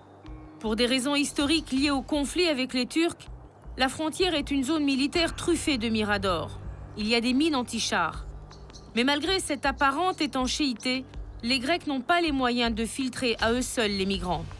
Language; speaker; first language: French; native; French